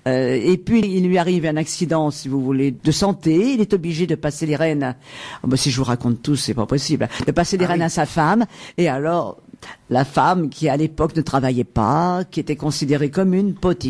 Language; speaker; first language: French; native; French